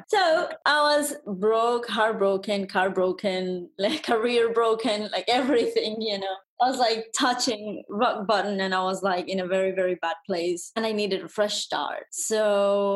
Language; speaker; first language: English; non-native, fluent; Spanish